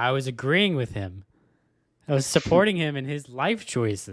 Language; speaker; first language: English; native; English